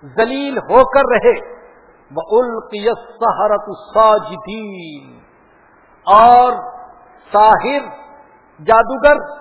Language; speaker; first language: Urdu; non-native, local second language; Punjabi